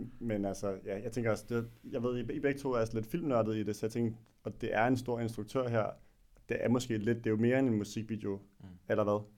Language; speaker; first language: Danish; native; Danish